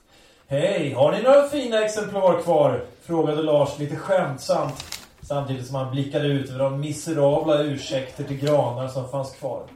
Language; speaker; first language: Swedish; native; Swedish